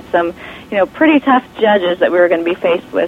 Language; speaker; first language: English; native; English